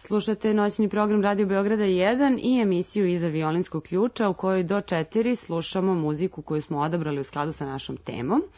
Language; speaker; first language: Serbian; native; Serbian